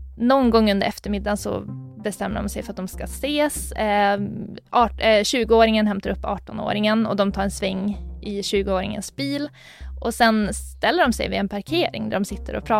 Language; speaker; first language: Swedish; native; Swedish